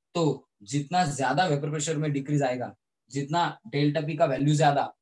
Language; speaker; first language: Hindi; native; Hindi